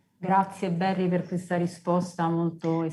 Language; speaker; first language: Italian; native; Italian